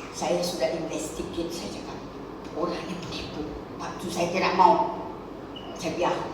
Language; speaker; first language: Malay; non-native, local second language; Chinese